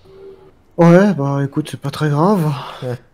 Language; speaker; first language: French; native; French